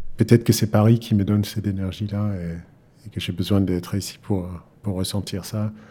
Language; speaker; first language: French; non-native, fluent; Danish